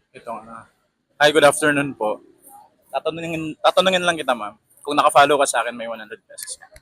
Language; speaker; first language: Filipino; non-native, local second language; Pangasinan